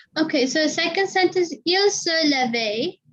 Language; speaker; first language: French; non-native, learner; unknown